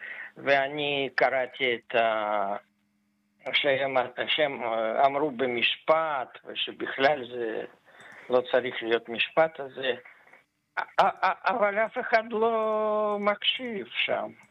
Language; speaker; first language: Hebrew; non-native, fluent; Russian